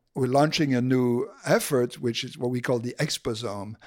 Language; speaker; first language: English; non-native, fluent; French